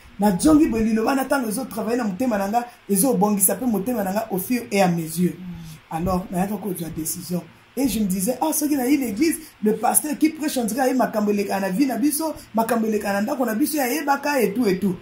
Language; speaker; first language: Lingala; native; Lingala